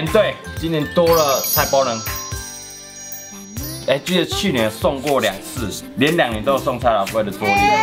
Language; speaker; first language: Chinese; native; Chinese